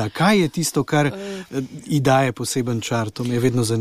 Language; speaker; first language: Slovenian; native; Slovenian